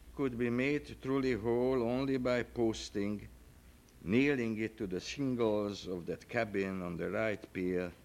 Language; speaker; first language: English; non-native, fluent; Hungarian